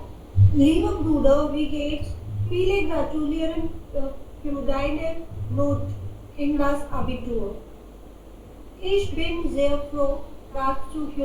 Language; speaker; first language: German; non-native, learner; Hindi